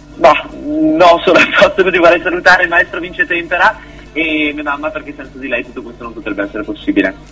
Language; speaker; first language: Italian; early bilingual, other home language; German